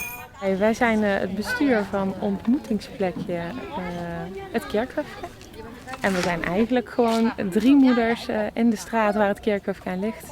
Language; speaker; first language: Dutch; native; Dutch